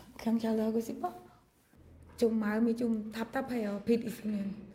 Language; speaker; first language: Korean; non-native, learner; Khmer